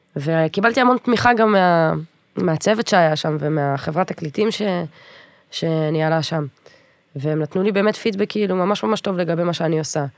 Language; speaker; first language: Hebrew; native; Hebrew